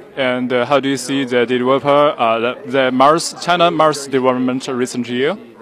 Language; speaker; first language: English; non-native, learner; Chinese